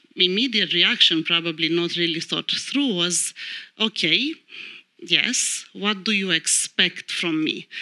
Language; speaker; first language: English; non-native, fluent; Romanian